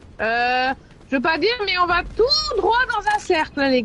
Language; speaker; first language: French; native; French